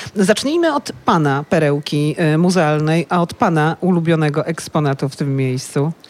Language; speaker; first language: Polish; native; Polish